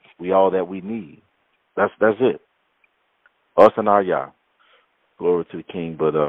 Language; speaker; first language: English; native; English